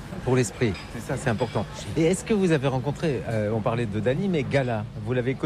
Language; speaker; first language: French; native; French